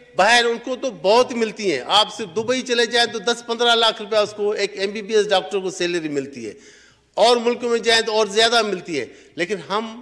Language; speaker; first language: Urdu; non-native, local second language; Sindhi